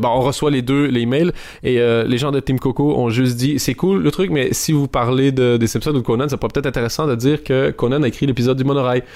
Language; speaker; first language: French; native; French